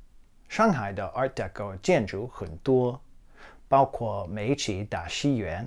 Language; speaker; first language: Chinese; non-native, fluent; English